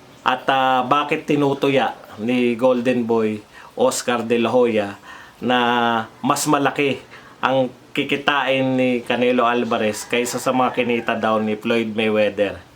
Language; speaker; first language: Filipino; native; Filipino